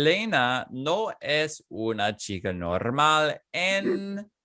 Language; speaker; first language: Spanish; non-native, fluent; English